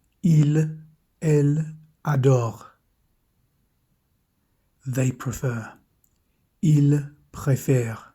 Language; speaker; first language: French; non-native, fluent; English